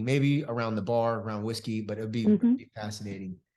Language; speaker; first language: English; native; English